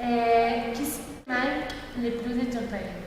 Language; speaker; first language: French; non-native, learner; Spanish